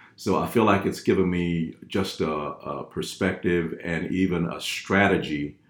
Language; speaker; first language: English; native; English